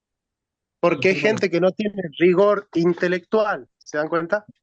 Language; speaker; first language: Spanish; native; Spanish